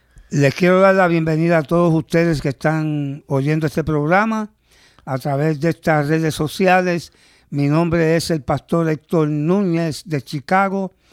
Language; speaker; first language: Spanish; early bilingual, heritage; Spanish